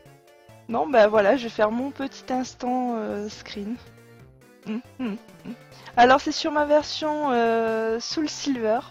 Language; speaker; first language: French; native; French